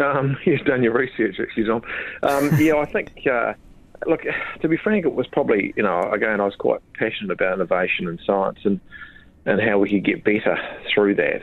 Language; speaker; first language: English; native; English